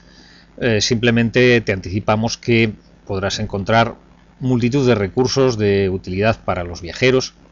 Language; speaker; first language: Spanish; native; Spanish